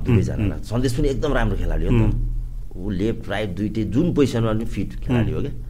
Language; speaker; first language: Nepali; native; Nepali